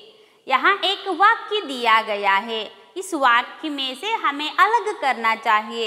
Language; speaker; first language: Hindi; non-native, local second language; Kannada